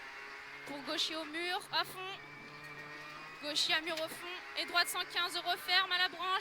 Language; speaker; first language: French; native; French